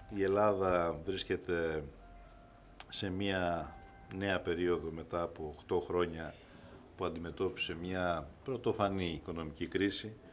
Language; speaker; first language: Greek; native; Greek